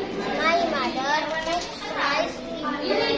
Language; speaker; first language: English; non-native, learner; Indonesian